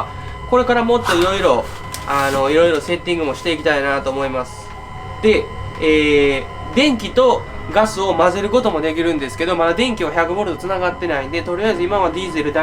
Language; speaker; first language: Japanese; native; Japanese